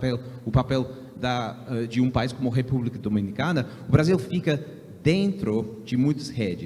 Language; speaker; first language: Portuguese; non-native, fluent; English